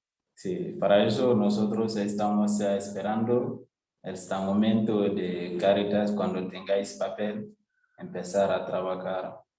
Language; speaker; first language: Spanish; non-native, learner; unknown